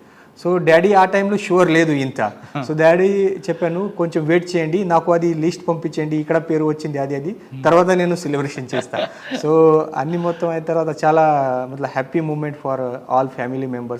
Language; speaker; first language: Telugu; non-native, local second language; Marathi